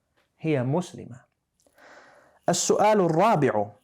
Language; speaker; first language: Arabic; non-native, fluent; English